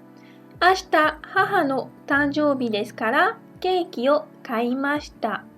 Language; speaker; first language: Japanese; non-native, fluent; French